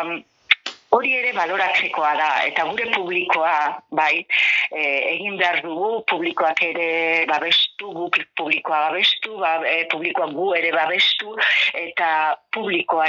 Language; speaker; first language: Basque; native; Basque